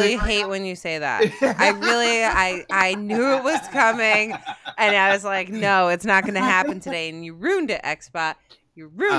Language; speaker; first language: English; native; English